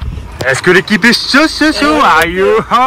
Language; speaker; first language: French; native; French